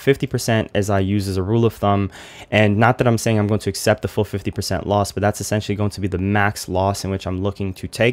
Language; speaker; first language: English; native; English